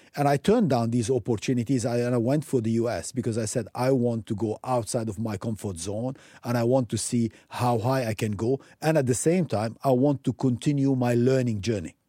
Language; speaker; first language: English; non-native, fluent; Arabic